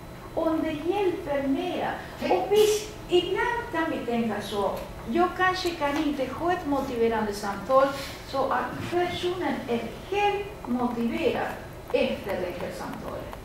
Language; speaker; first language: Swedish; non-native, fluent; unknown